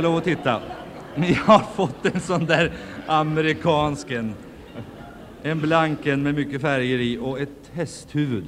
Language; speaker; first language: Swedish; native; Swedish